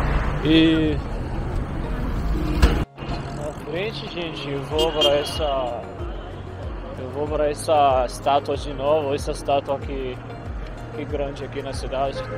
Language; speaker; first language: Portuguese; non-native, fluent; Arabic